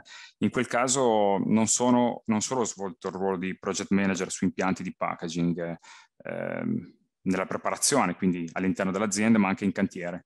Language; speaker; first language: Italian; native; Italian